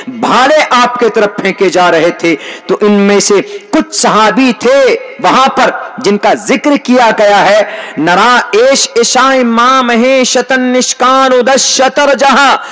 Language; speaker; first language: Urdu; native; Urdu